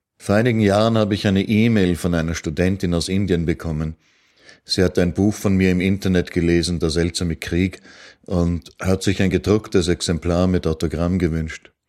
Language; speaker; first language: German; native; German